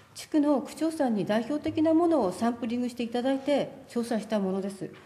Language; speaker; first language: Japanese; native; Japanese